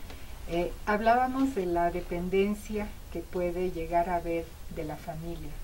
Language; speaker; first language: Spanish; native; Spanish